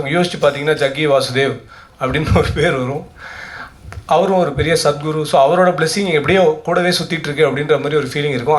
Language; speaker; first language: Tamil; native; Tamil